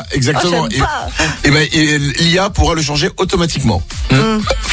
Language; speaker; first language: French; native; French